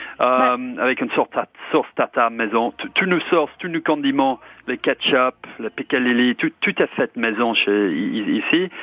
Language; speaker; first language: French; non-native, fluent; English